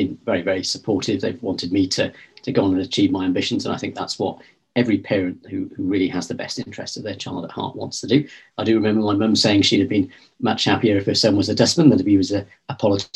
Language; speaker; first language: English; native; English